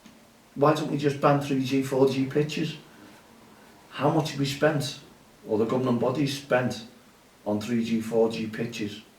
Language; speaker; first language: English; native; English